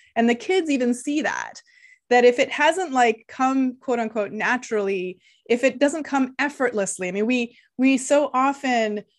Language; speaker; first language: English; non-native, fluent; Lithuanian